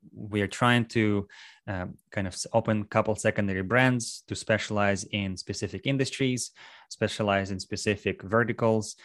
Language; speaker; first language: English; non-native, fluent; Russian